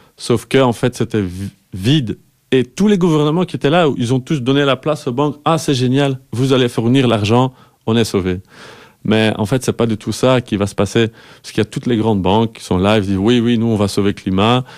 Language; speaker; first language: French; non-native, fluent; Dutch